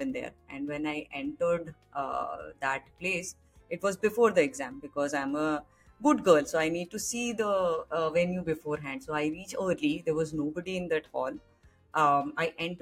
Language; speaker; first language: English; non-native, local second language; Hindi